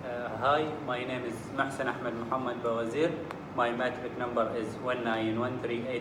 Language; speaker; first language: English; non-native, learner; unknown